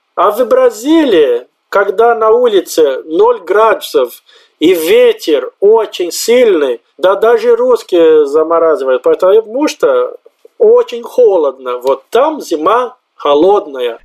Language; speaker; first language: Russian; non-native, fluent; Portuguese